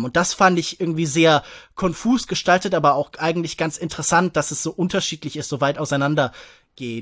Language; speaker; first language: German; native; German